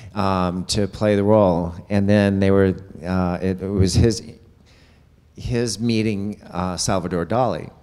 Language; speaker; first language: English; native; English